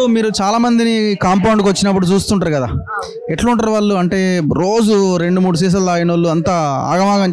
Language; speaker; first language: Telugu; native; Telugu